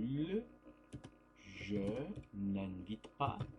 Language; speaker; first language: French; non-native, fluent; Turkish